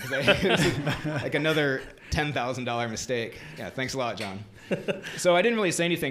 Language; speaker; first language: English; native; English